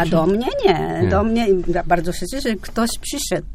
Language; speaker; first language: Polish; non-native, fluent; Japanese